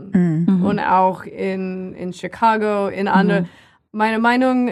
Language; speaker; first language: German; non-native, learner; English